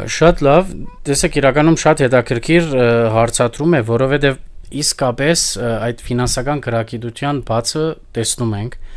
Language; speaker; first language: Armenian; early bilingual, heritage; Armenian